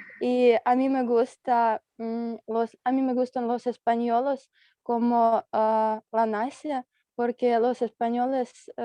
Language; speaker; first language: Spanish; non-native, learner; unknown